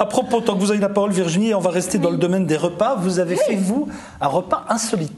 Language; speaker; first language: French; native; French